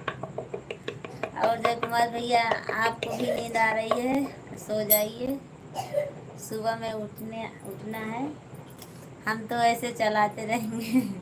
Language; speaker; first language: Hindi; native; Hindi